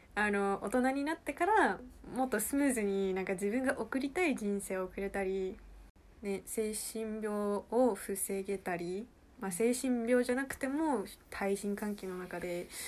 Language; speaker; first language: Japanese; early bilingual, heritage; Japanese